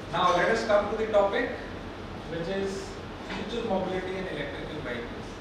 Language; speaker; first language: English; non-native, local second language; Hindi